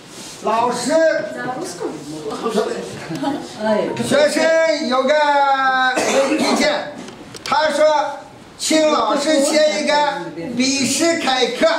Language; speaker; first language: Chinese; non-native, local second language; Kazakh